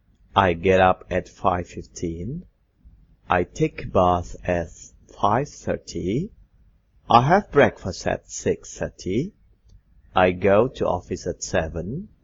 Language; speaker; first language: English; non-native, fluent; Indonesian